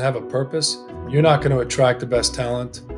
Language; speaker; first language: English; early bilingual, other home language; Italian